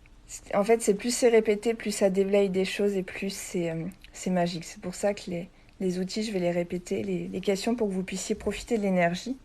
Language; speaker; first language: French; native; French